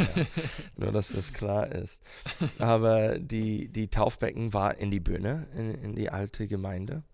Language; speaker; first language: German; non-native, fluent; English